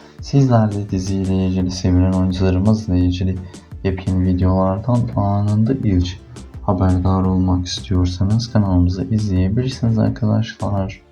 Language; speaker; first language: Turkish; native; Turkish